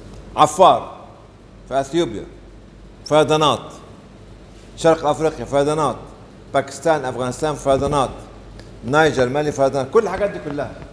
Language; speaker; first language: Arabic; native; Arabic